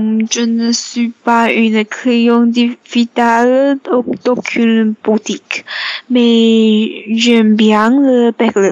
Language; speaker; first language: French; non-native, learner; Chinese